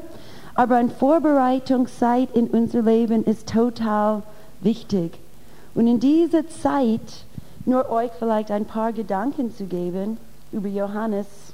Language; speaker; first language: German; non-native, fluent; English